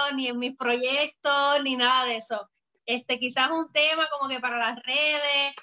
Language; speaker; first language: Spanish; native; Spanish